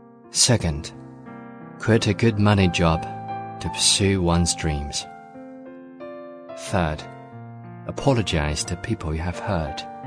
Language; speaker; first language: English; non-native, fluent; Chinese